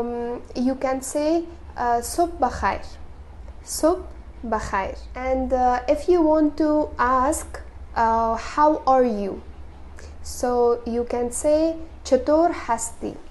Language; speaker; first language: English; non-native, fluent; Persian